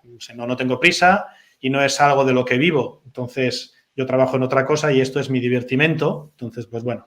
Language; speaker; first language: Spanish; native; Spanish